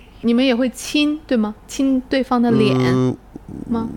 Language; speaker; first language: Chinese; native; Chinese